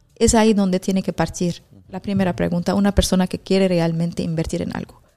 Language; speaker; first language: Spanish; non-native, fluent; Arabic